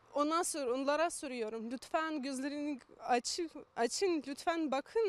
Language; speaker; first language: Turkish; non-native, learner; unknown